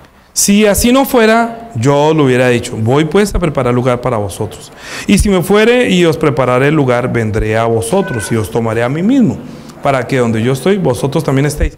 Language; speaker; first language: Spanish; native; Spanish